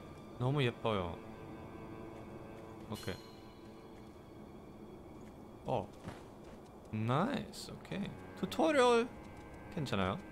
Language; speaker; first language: Korean; non-native, fluent; German